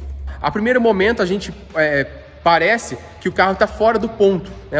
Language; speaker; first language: Portuguese; native; Portuguese